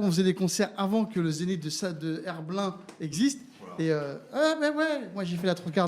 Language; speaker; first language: French; native; French